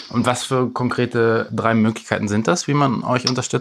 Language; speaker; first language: German; native; German